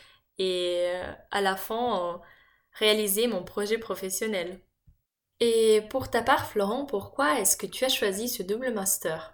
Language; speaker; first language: French; non-native, fluent; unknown